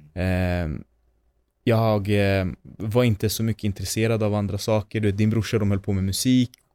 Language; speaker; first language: Swedish; native; Swedish